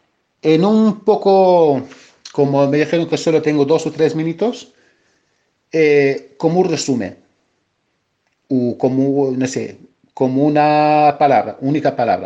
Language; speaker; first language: Spanish; non-native, fluent; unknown